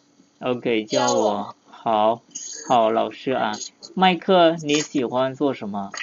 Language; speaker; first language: Chinese; non-native, fluent; Lao